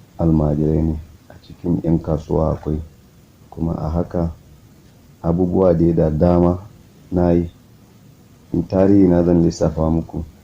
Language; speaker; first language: Hausa; non-native, local second language; Kanuri